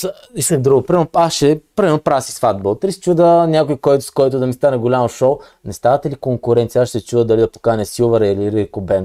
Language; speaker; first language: Bulgarian; native; Bulgarian